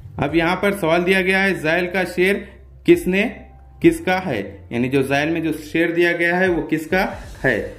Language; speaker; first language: Urdu; native; Urdu